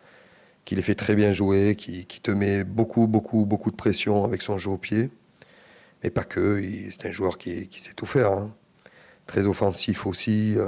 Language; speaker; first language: French; native; French